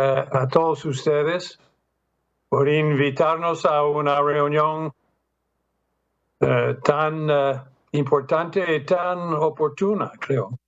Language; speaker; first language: Spanish; non-native, fluent; English